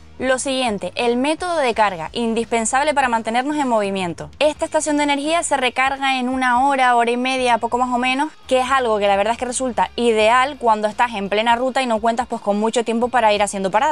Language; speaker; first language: Spanish; native; Spanish